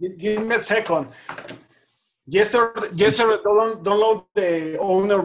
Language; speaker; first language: English; non-native, learner; Spanish